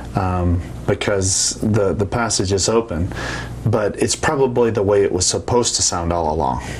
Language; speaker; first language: English; native; English